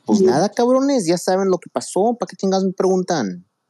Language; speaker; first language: Spanish; early bilingual, heritage; Spanish